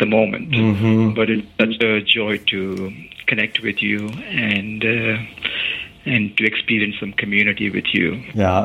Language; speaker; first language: English; non-native, local second language; Malayalam